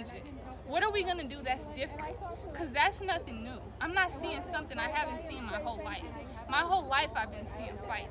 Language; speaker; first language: English; native; English